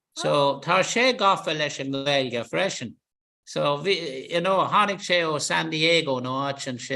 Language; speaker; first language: Irish; non-native, local second language; English